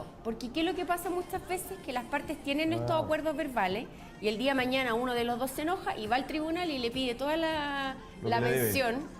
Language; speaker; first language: Spanish; native; Spanish